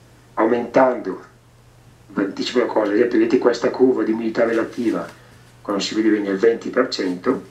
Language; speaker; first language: Italian; native; Italian